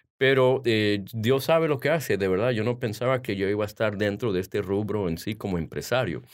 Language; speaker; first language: Spanish; early bilingual, heritage; Spanish